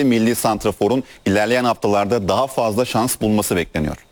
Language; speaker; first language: Turkish; native; Turkish